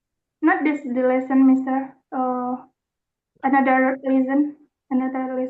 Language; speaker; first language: English; non-native, learner; Indonesian